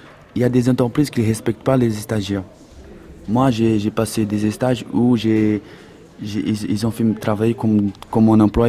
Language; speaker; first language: French; non-native, fluent; Portuguese